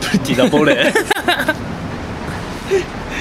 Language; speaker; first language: Indonesian; non-native, learner; Japanese